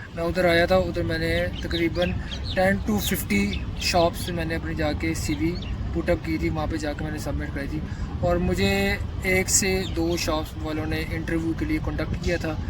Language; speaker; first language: Urdu; non-native, local second language; Punjabi